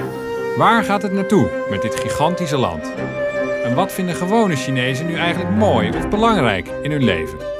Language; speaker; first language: Dutch; native; Dutch